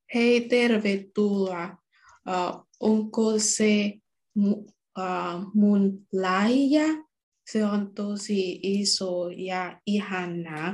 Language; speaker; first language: Finnish; non-native, learner; Vietnamese